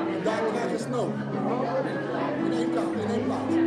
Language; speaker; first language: Dutch; non-native, learner; Hebrew